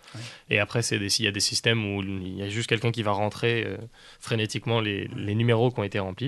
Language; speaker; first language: French; native; French